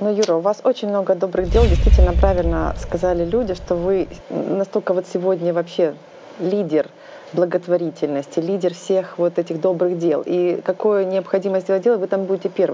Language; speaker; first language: Russian; native; Russian